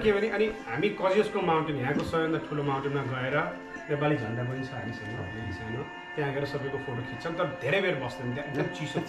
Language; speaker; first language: Nepali; native; Nepali